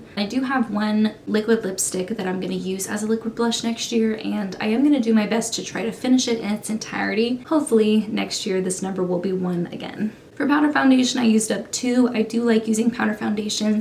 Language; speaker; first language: English; native; English